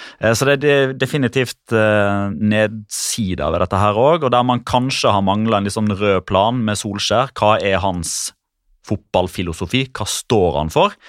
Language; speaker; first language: Norwegian; native; Norwegian